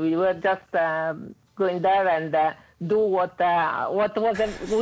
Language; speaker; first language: English; non-native, fluent; Italian